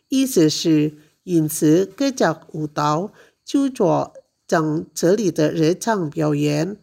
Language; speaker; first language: Chinese; non-native, fluent; Indonesian